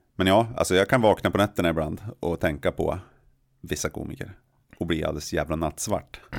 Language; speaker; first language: Swedish; native; Swedish